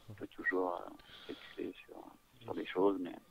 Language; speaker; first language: French; native; French